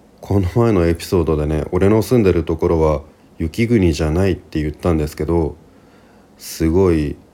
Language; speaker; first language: Japanese; native; Japanese